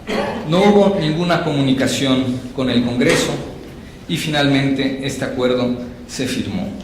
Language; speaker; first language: Spanish; native; Spanish